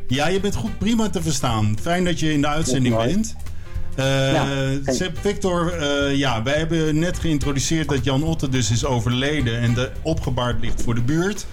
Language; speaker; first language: Dutch; native; Dutch